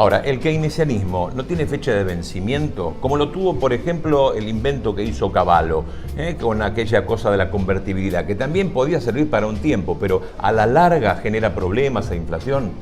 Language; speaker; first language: Spanish; native; Spanish